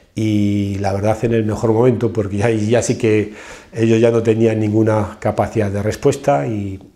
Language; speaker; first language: Spanish; native; Spanish